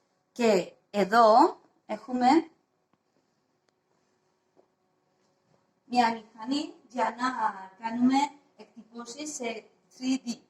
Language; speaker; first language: Greek; non-native, fluent; Spanish